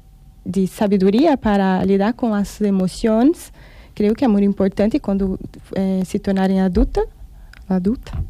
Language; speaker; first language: Spanish; non-native, learner; Portuguese